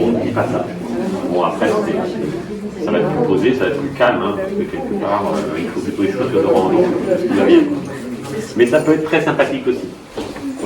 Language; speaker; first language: French; native; French